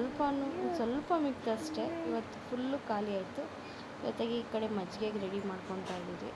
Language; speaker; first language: Kannada; native; Kannada